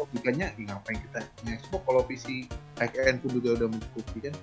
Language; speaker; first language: Indonesian; native; Indonesian